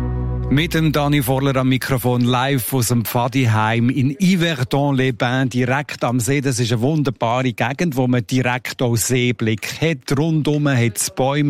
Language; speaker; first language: German; native; German